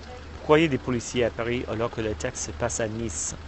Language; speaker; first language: French; non-native, fluent; English